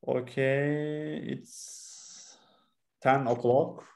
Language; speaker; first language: English; non-native, learner; Turkish